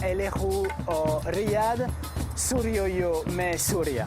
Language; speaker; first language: French; native; French